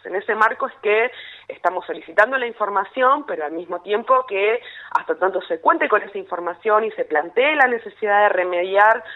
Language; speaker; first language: Spanish; native; Spanish